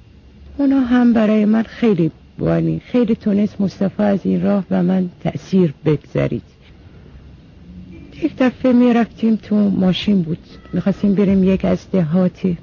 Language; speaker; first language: Persian; non-native, fluent; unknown